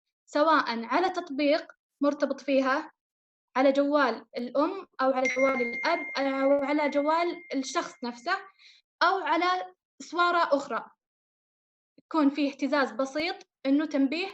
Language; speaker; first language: Arabic; native; Arabic